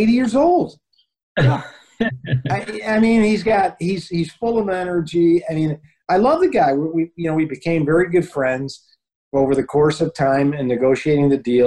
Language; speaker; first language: English; native; English